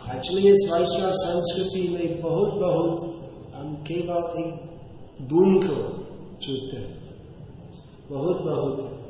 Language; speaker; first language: Hindi; non-native, fluent; English